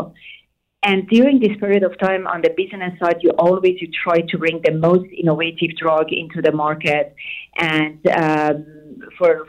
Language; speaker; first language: English; non-native, fluent; Persian